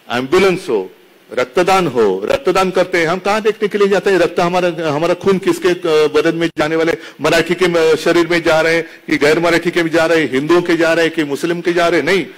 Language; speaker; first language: Hindi; non-native, local second language; Marathi